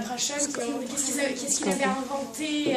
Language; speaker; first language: French; native; French